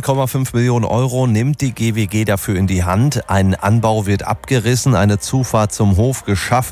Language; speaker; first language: German; native; German